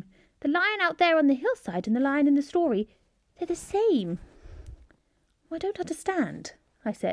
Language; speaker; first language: English; native; English